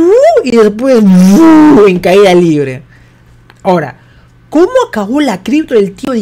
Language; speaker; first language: Spanish; native; Spanish